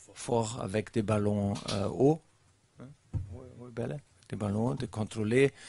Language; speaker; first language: French; non-native, learner; German